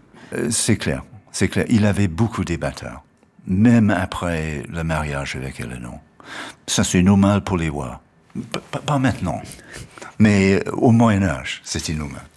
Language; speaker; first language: French; non-native, fluent; English